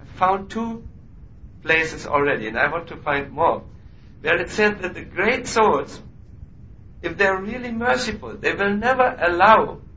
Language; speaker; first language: English; non-native, fluent; German